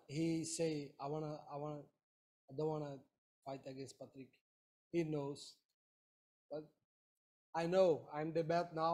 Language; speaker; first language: English; non-native, learner; Portuguese